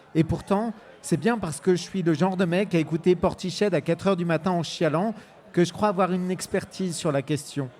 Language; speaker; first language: French; native; French